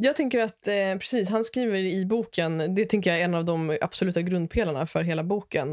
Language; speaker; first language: Swedish; native; Swedish